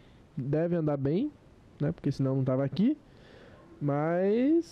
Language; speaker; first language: Portuguese; native; Portuguese